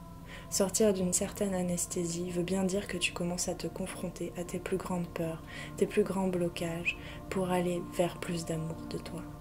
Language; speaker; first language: French; native; French